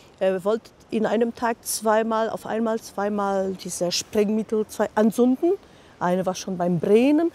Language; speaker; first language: German; non-native, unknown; Portuguese